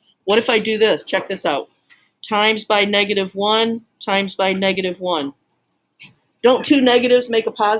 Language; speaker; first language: English; native; English